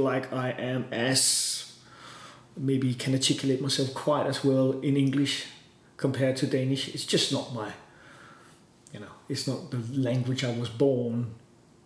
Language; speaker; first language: English; non-native, fluent; Danish